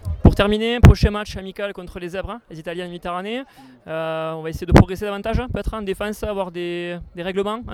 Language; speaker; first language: French; native; French